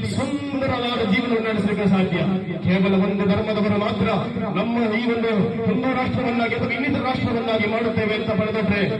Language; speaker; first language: Kannada; non-native, local second language; Malayalam